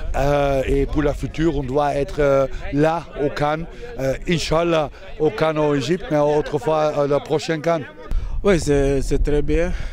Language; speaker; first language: French; non-native, fluent; Dutch